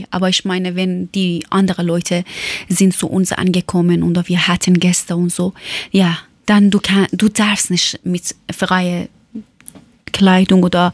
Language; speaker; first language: German; non-native, learner; Persian